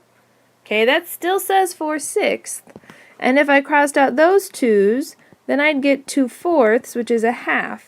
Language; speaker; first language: English; native; English